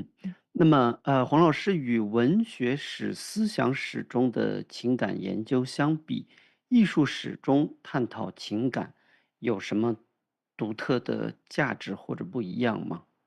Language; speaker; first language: Chinese; native; Chinese